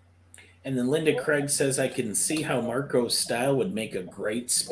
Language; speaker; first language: English; native; English